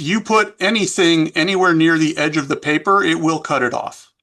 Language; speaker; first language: English; native; English